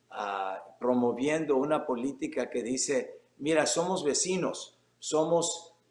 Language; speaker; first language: Spanish; early bilingual, heritage; Spanish